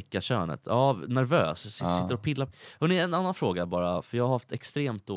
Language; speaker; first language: Swedish; native; Swedish